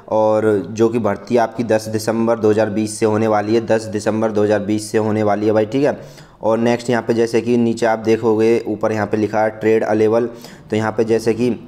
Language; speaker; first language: Hindi; native; Hindi